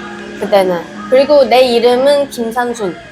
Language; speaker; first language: Korean; non-native, fluent; Chinese